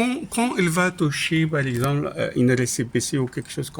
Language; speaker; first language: French; non-native, fluent; Arabic